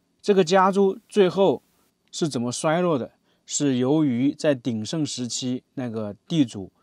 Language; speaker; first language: Chinese; native; Chinese